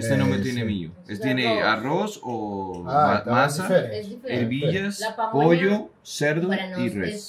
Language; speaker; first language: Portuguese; non-native, learner; Spanish